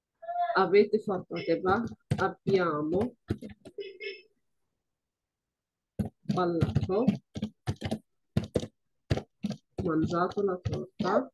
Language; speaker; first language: Italian; non-native, fluent; Arabic